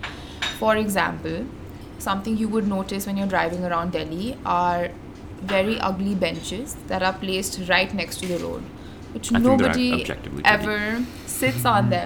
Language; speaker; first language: English; non-native, local second language; Hindi